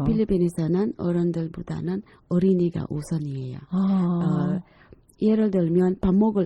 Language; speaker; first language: Korean; non-native, fluent; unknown